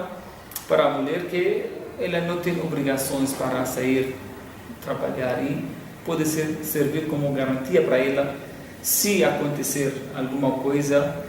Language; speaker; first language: Portuguese; non-native, fluent; Arabic